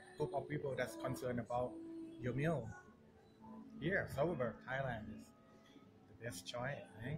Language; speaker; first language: English; non-native, learner; Thai